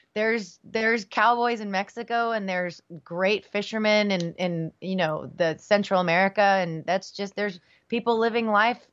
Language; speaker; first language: English; early bilingual, other home language; Spanish